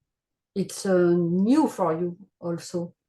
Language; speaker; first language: English; non-native, learner; French